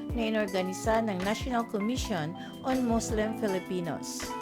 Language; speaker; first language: Filipino; native; Filipino